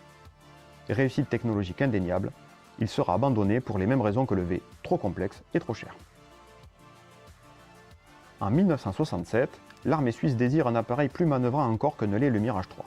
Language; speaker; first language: French; native; French